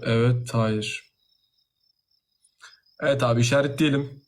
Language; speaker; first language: Turkish; native; Turkish